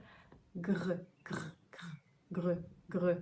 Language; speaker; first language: French; native; French